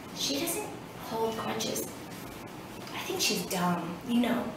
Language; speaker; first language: English; early bilingual, other home language; Vietnamese